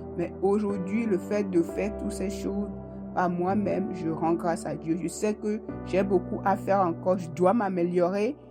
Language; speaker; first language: French; non-native, local second language; Ewe